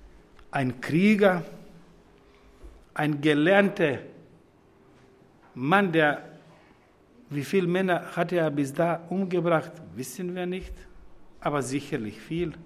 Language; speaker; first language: German; non-native, fluent; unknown